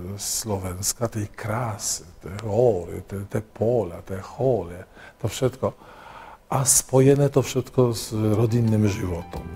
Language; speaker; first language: Slovak; non-native, learner; Polish